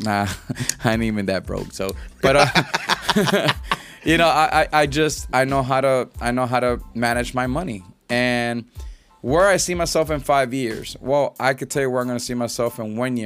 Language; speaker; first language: English; early bilingual, other home language; Spanish